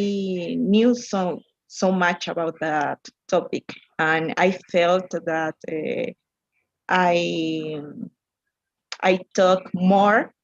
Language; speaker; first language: English; non-native, learner; Spanish